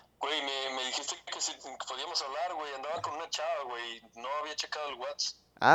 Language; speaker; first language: Spanish; native; Spanish